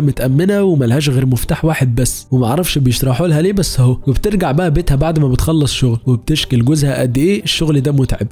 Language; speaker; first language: Arabic; native; Arabic